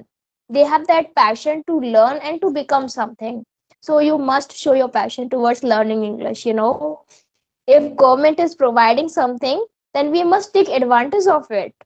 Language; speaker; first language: English; non-native, local second language; Hindi